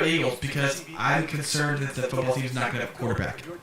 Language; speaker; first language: English; native; English